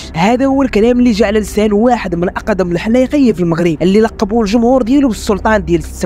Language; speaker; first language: Arabic; native; Arabic